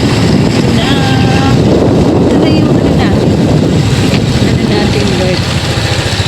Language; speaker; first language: Filipino; non-native, local second language; Waray